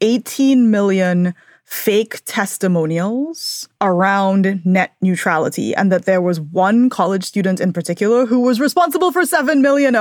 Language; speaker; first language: English; native; English